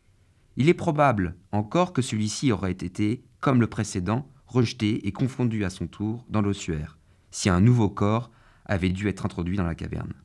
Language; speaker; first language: French; native; French